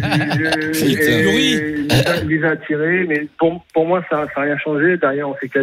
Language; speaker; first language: French; native; French